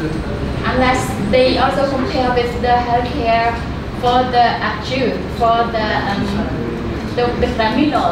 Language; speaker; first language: English; non-native, learner; Khmer